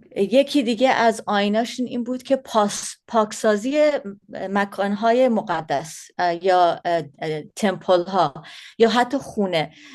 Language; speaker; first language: Persian; early bilingual, heritage; Persian